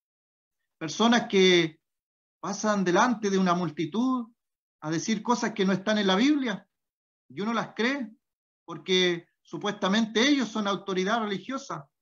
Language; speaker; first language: Spanish; native; Spanish